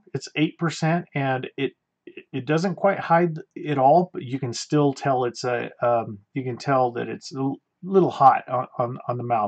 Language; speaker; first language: English; native; English